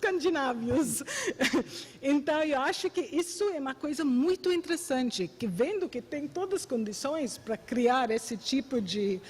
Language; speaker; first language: Portuguese; non-native, fluent; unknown